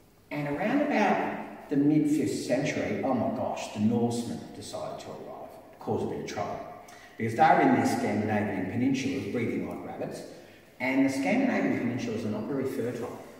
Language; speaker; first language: English; native; English